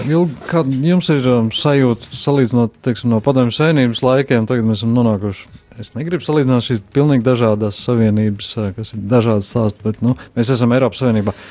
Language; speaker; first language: Latvian; native; Latvian